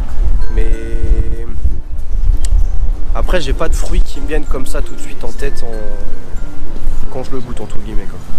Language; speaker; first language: French; native; French